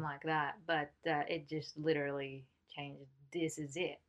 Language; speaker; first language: English; non-native, fluent; Japanese